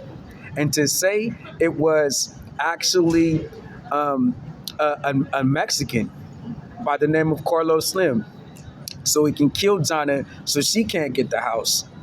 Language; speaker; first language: English; native; English